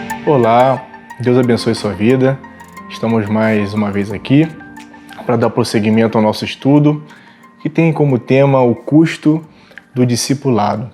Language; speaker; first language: Portuguese; native; Portuguese